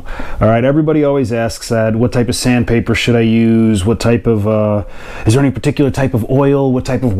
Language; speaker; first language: English; native; English